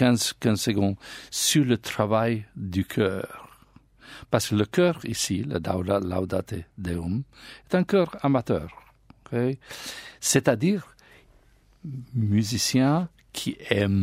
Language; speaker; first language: French; non-native, learner; English